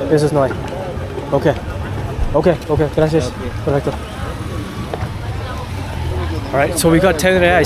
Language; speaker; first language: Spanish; non-native, learner; English